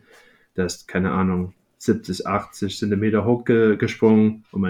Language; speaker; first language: German; non-native, fluent; English